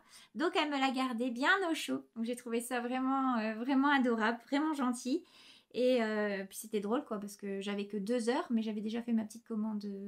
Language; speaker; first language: French; native; French